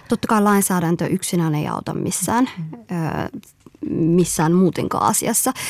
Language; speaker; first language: Finnish; early bilingual, other home language; Somali